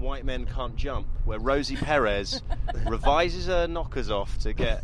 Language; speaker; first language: English; native; English